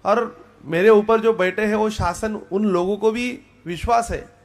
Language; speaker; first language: Hindi; non-native, local second language; Marathi